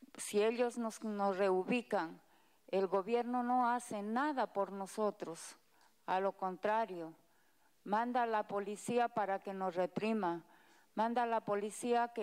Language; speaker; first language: Spanish; native; Spanish